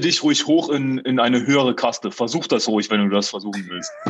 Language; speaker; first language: German; native; German